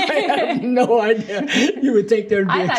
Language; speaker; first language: English; native; English